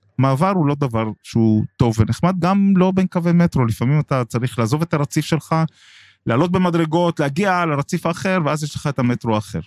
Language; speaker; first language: Hebrew; non-native, local second language; Arabic